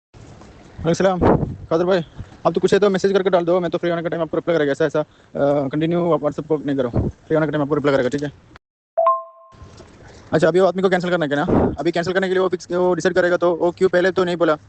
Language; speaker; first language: Hindi; non-native, learner; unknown